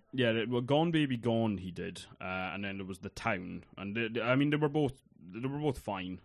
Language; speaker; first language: English; native; English